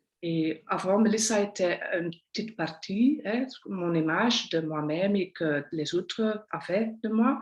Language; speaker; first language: French; non-native, local second language; Dutch